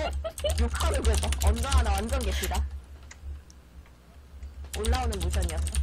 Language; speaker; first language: Korean; native; Korean